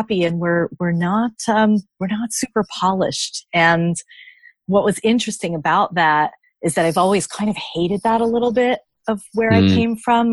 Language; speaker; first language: English; native; English